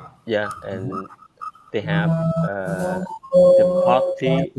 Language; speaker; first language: English; non-native, learner; Vietnamese